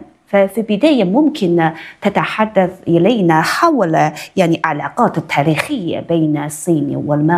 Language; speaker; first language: Arabic; non-native, fluent; Chinese